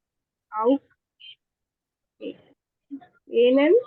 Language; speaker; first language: German; non-native, learner; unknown